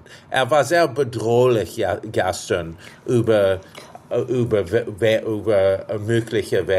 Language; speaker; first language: German; non-native, fluent; English